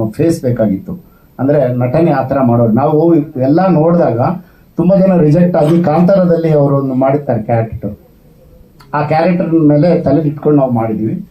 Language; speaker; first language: Kannada; non-native, local second language; Kodava